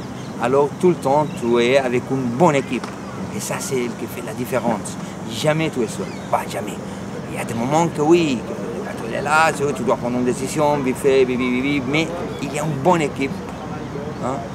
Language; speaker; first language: French; non-native, fluent; Spanish